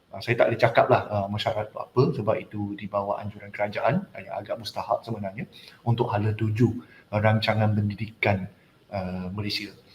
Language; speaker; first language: Malay; non-native, local second language; Chinese